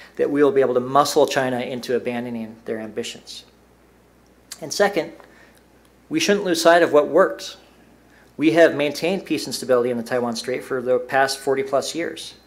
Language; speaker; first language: English; native; English